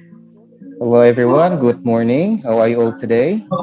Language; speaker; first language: English; non-native, fluent; Indonesian